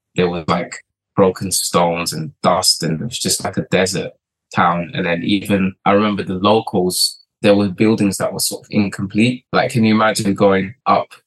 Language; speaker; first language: English; early bilingual, other home language; Portuguese